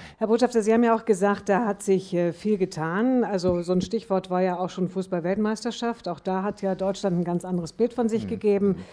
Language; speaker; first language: German; native; German